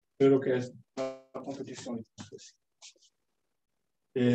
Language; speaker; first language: Spanish; non-native, learner; Italian